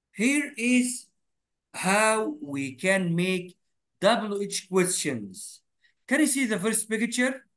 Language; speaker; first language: English; non-native, fluent; Arabic